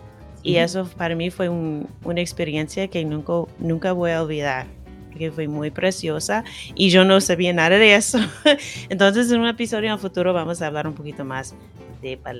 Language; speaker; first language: Spanish; non-native, fluent; English